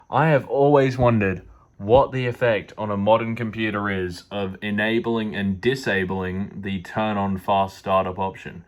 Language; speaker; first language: English; native; English